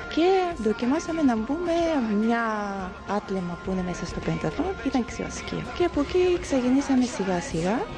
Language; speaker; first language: Greek; non-native, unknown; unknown